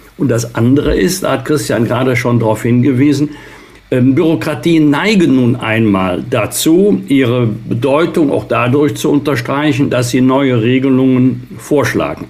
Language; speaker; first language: German; native; German